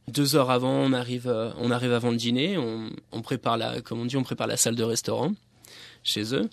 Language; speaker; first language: French; native; French